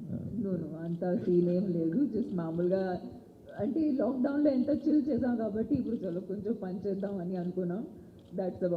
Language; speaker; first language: Telugu; non-native, local second language; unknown